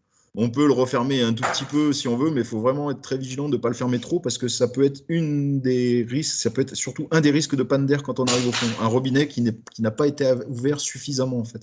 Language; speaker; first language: French; native; French